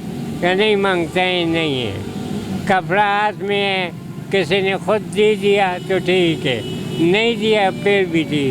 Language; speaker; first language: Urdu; non-native, local second language; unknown